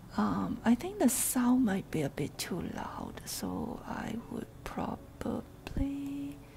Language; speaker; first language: English; non-native, local second language; Cantonese